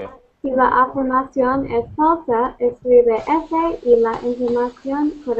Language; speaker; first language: Spanish; non-native, learner; English